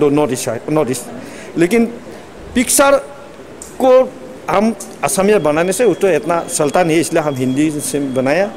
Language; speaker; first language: Hindi; non-native, local second language; Assamese